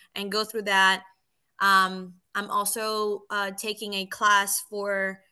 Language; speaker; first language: English; early bilingual, other home language; Spanish